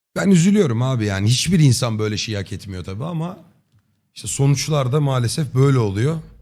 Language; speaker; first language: Turkish; native; Turkish